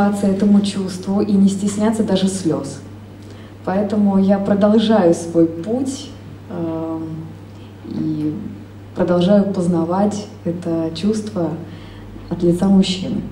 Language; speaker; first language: Russian; native; Russian